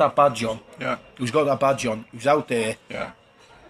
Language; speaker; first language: English; native; English